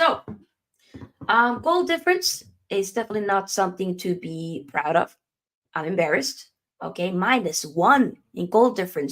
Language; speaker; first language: English; native; English